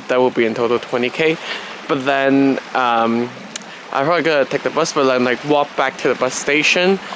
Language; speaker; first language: English; non-native, local second language; Cantonese